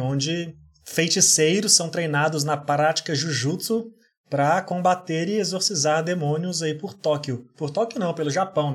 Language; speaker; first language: Portuguese; native; Portuguese